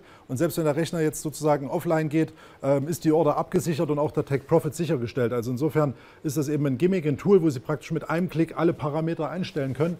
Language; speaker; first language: German; native; German